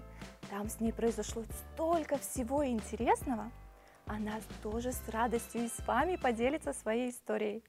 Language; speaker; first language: Russian; native; Russian